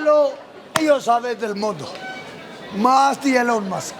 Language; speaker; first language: Spanish; non-native, learner; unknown